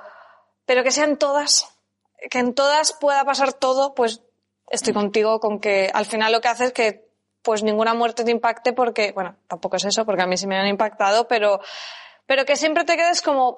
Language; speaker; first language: Spanish; native; Spanish